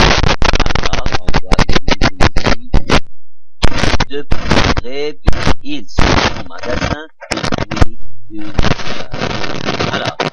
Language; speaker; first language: French; non-native, fluent; Arabic